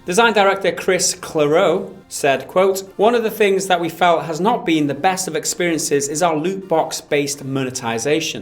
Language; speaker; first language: English; native; English